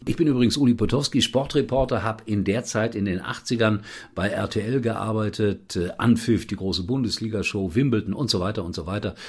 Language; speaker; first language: German; native; German